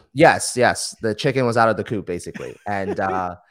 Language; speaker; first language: English; early bilingual, other home language; Chinese